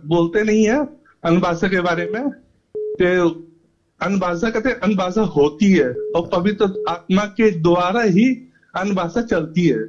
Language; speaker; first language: Hindi; native; Hindi